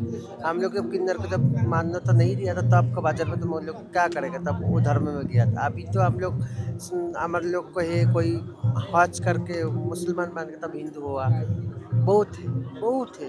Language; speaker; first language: Hindi; non-native, local second language; Bangla